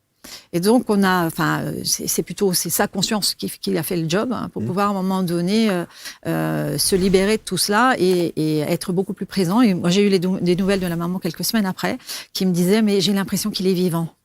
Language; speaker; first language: French; native; French